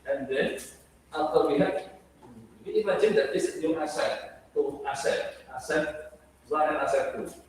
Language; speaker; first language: English; non-native, learner; Indonesian